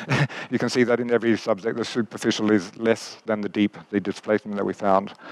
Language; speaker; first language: English; native; English